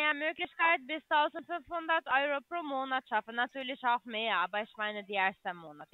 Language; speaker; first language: German; non-native, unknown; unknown